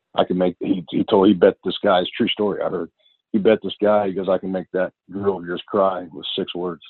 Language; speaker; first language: English; native; English